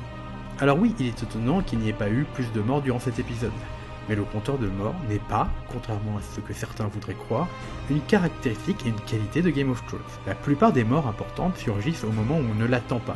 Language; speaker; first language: French; native; French